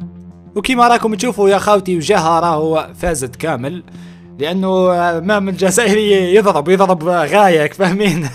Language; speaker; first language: Arabic; native; Arabic